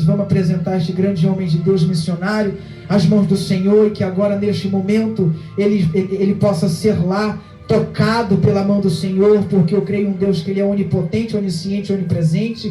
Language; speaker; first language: Portuguese; native; Portuguese